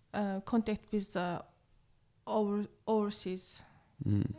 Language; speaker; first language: English; non-native, learner; Chinese